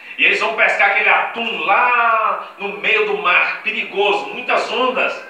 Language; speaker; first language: Portuguese; native; Portuguese